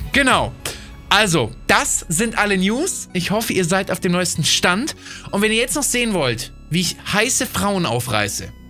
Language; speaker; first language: German; native; German